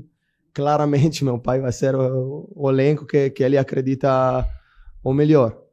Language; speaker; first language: Portuguese; non-native, fluent; Italian